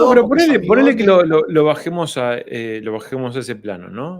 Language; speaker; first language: Spanish; native; Spanish